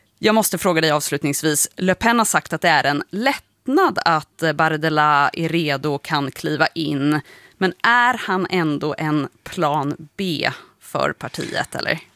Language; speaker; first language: Swedish; native; Swedish